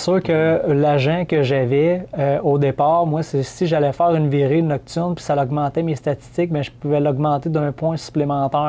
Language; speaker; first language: French; native; French